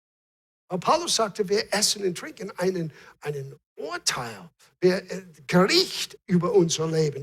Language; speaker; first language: German; non-native, fluent; English